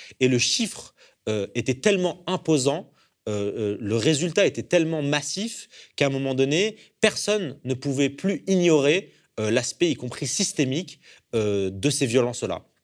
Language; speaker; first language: French; early bilingual, other home language; Arabic